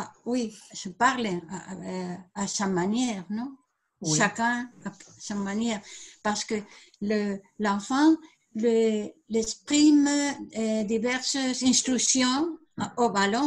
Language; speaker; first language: French; non-native, learner; Spanish